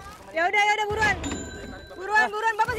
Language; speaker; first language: Indonesian; native; Indonesian